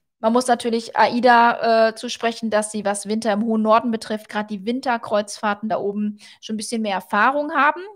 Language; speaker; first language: German; native; German